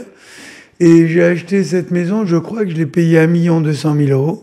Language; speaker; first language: French; native; French